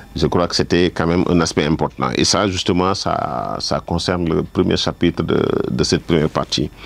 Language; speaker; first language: French; non-native, local second language; Wolof